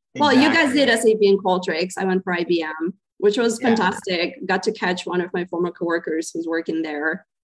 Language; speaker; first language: English; non-native, fluent; Ukrainian